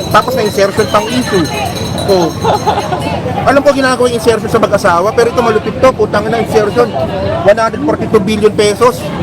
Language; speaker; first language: Filipino; native; Filipino